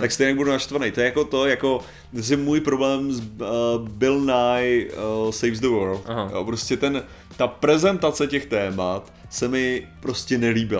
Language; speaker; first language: Czech; native; Czech